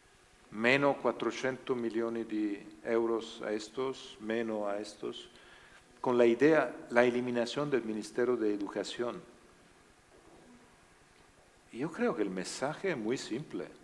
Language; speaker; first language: Spanish; non-native, learner; Italian